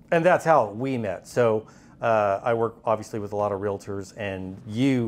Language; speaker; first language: English; native; English